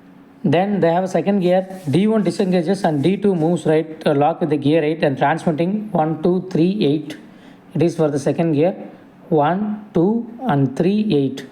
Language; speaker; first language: English; non-native, local second language; Tamil